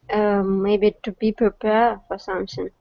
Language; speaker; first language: English; non-native, learner; Russian